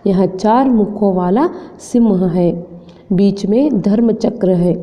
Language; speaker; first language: Hindi; non-native, local second language; Kannada